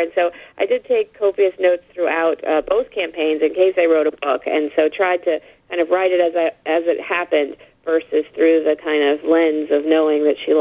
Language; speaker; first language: English; native; English